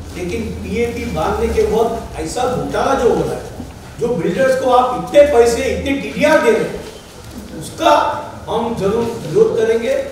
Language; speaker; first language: Hindi; non-native, local second language; Marathi